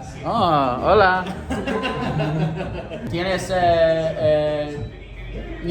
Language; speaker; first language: Spanish; non-native, learner; English